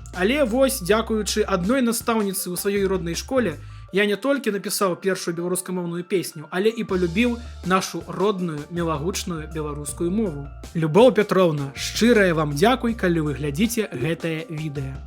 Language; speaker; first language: Belarusian; non-native, local second language; Russian